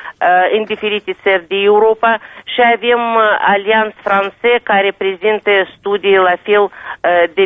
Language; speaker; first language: Romanian; non-native, local second language; Russian